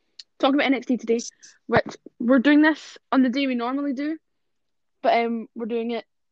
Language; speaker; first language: English; native; English